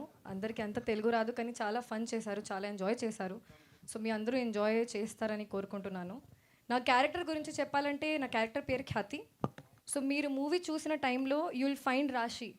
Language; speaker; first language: Telugu; non-native, fluent; Hindi